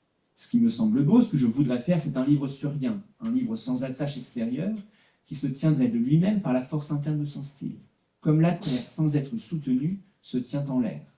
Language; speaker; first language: French; native; French